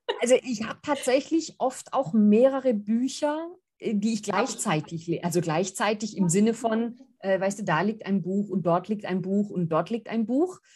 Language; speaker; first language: German; early bilingual, other home language; Greek